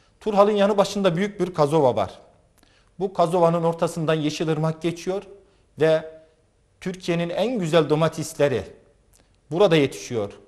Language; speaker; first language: Turkish; native; Turkish